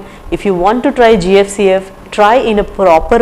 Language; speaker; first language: English; non-native, local second language; Telugu